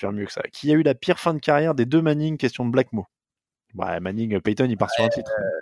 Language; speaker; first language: French; native; French